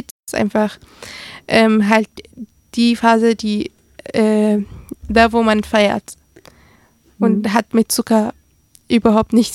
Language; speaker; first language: German; early bilingual, other home language; Arabic